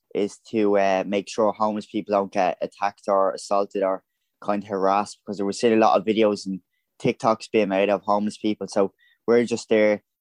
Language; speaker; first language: English; native; English